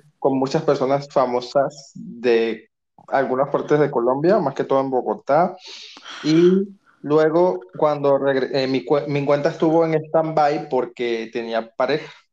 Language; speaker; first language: Spanish; native; Spanish